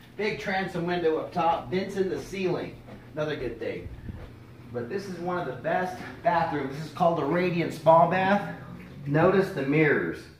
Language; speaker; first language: English; native; English